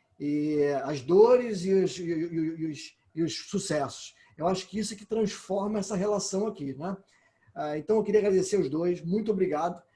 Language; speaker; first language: Portuguese; native; Portuguese